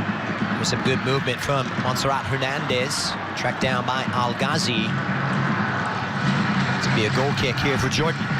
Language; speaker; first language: English; native; English